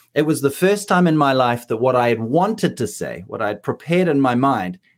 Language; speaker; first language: English; native; English